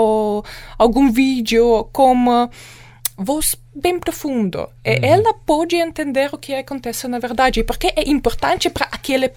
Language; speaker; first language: Portuguese; non-native, fluent; Ukrainian